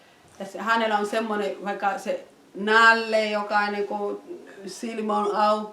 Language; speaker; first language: Finnish; non-native, fluent; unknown